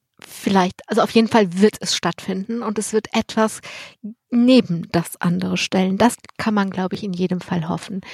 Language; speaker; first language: German; native; German